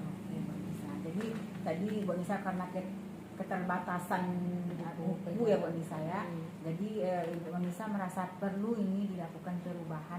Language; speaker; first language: Indonesian; native; Indonesian